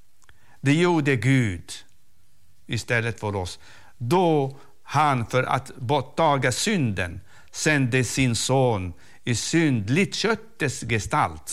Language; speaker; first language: Swedish; non-native, fluent; Arabic